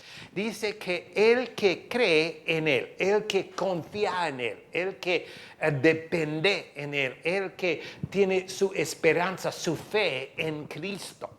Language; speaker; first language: Spanish; non-native, fluent; English